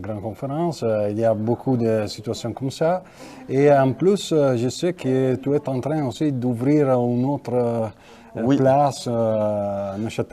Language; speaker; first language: French; non-native, learner; Italian